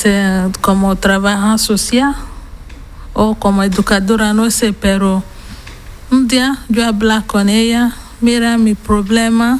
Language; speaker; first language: Spanish; non-native, learner; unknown